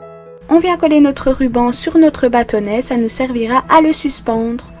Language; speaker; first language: French; native; French